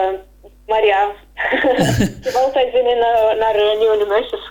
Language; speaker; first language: Dutch; non-native, fluent; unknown